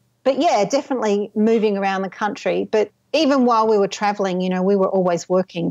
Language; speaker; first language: English; native; English